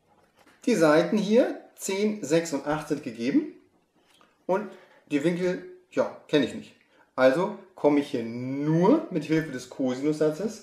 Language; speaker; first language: German; native; German